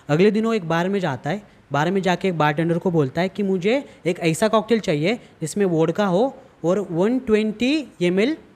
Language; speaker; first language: Hindi; non-native, local second language; Marathi